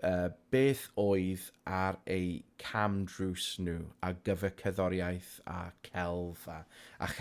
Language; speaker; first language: Welsh; non-native, local second language; English